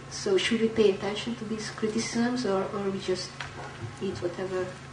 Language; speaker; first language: English; non-native, fluent; Hungarian